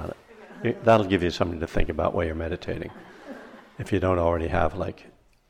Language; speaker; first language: English; native; English